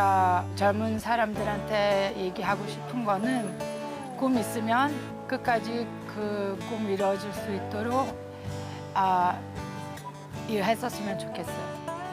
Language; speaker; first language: Korean; early bilingual, heritage; Portuguese